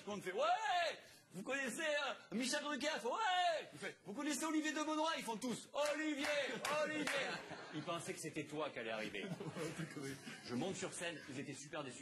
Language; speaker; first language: French; native; French